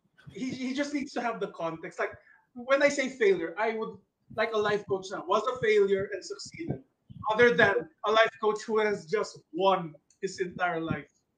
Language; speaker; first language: English; non-native, local second language; Filipino